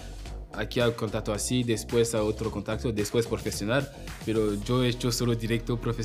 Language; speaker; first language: Spanish; non-native, learner; French